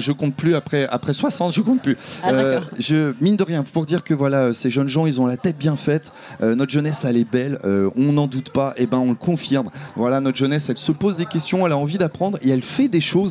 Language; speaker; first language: French; native; French